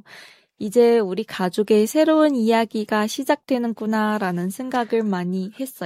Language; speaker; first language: Korean; non-native, fluent; Chinese